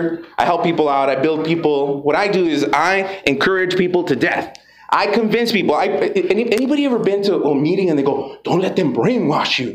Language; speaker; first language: English; native; English